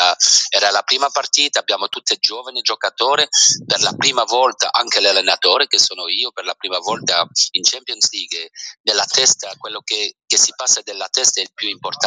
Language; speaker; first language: Italian; early bilingual, heritage; French